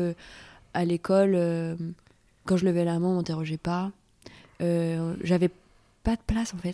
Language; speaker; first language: French; native; French